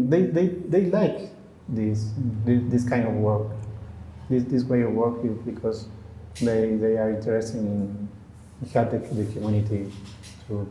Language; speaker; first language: English; non-native, learner; Spanish